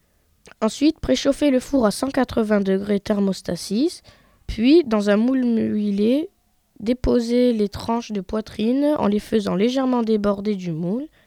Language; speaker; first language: French; native; French